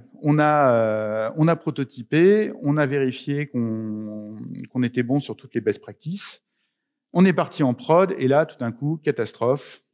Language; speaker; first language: French; native; French